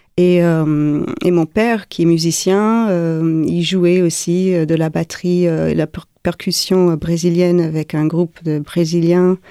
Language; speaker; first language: French; non-native, fluent; English